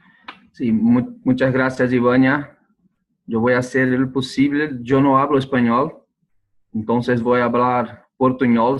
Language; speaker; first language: Spanish; non-native, learner; Portuguese